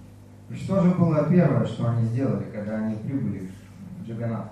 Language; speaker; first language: Russian; native; Russian